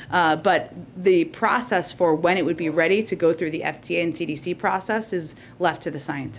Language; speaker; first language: English; native; English